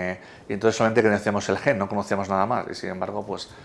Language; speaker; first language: Spanish; native; Spanish